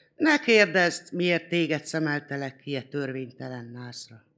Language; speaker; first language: Hungarian; non-native, local second language; Romany